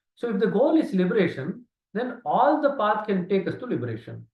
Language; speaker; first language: English; non-native, local second language; Kannada